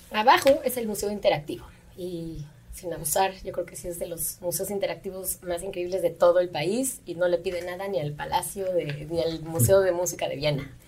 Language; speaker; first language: Spanish; native; Spanish